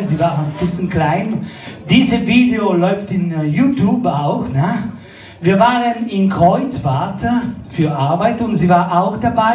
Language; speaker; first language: German; non-native, fluent; Italian